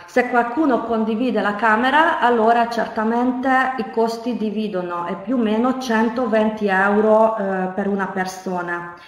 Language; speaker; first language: Italian; non-native, fluent; Hungarian